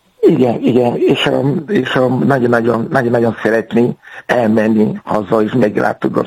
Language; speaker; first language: Hungarian; non-native, learner; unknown